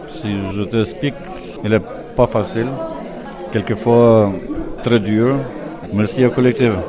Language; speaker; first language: French; non-native, learner; Albanian